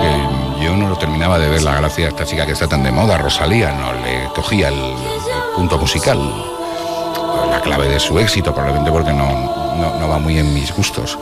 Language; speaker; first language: Spanish; native; Spanish